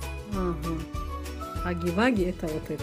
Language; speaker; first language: Russian; non-native, local second language; Tajik